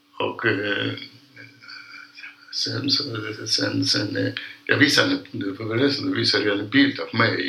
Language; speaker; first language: Swedish; non-native, fluent; Polish